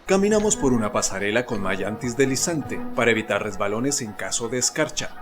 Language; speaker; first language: Spanish; native; Spanish